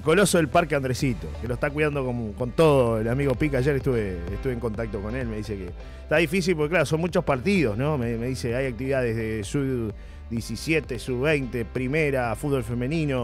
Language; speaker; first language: Spanish; native; Spanish